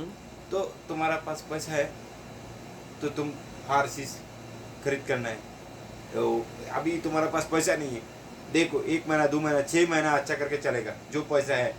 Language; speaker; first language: Hindi; non-native, learner; Bangla